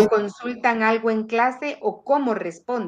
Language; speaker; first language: Spanish; native; Spanish